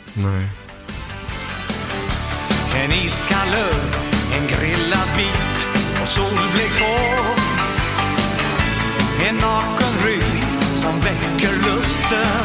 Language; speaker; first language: Swedish; native; Swedish